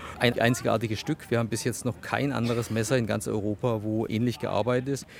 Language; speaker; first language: German; native; German